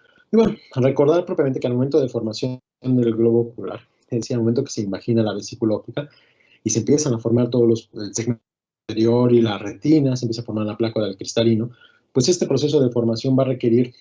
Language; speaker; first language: Spanish; native; Spanish